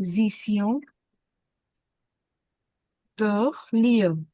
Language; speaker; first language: French; non-native, fluent; Hindi